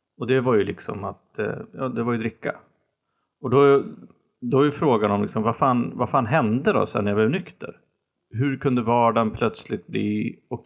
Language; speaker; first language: Swedish; native; Swedish